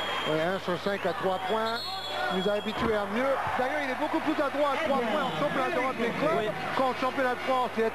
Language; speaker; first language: French; native; French